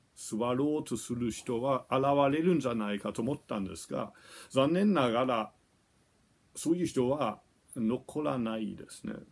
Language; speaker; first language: Japanese; non-native, fluent; German